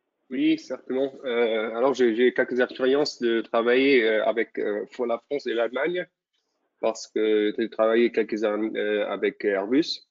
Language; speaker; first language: French; non-native, fluent; German